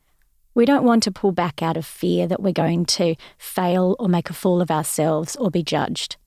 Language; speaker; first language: English; native; English